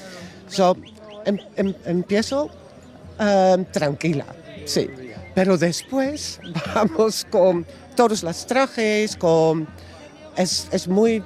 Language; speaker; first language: Spanish; non-native, learner; Dutch